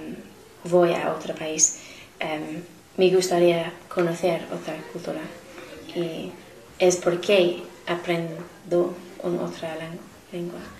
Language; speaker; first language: Spanish; non-native, learner; English